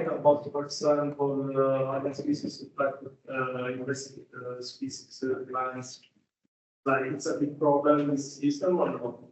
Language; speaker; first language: English; non-native, learner; Somali